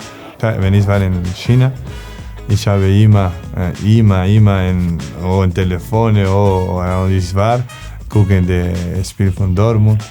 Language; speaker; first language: German; non-native, learner; Spanish